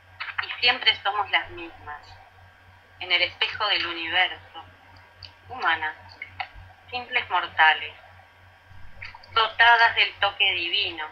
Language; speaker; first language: Spanish; native; Spanish